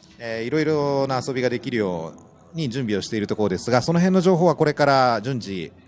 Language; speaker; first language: Japanese; native; Japanese